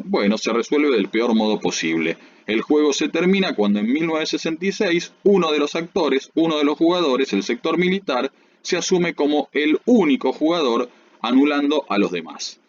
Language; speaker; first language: Spanish; native; Spanish